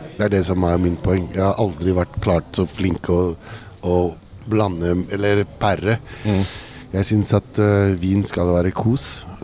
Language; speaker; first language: Norwegian; early bilingual, heritage; Italian